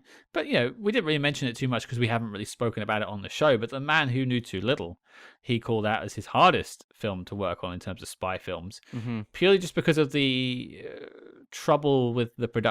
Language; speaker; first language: English; native; English